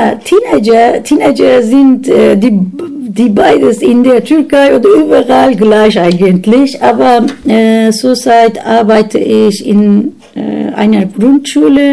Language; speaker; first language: German; non-native, learner; Turkish